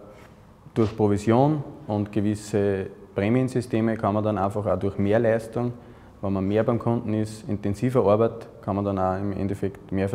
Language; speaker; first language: German; native; German